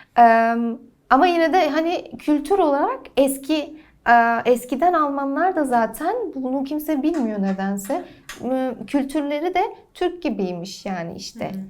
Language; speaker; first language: Turkish; early bilingual, heritage; Turkish